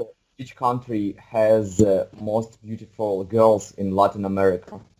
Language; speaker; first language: English; non-native, fluent; Russian